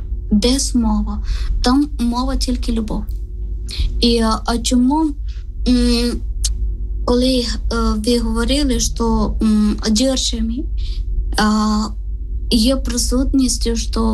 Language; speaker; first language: Ukrainian; non-native, learner; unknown